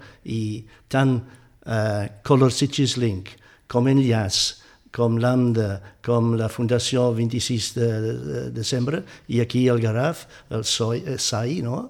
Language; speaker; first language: Catalan; non-native, fluent; English